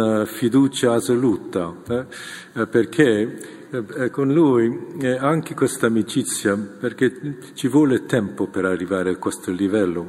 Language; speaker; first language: Italian; non-native, fluent; Korean